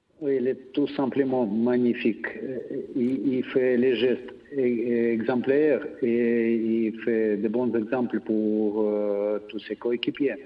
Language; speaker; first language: French; non-native, fluent; Russian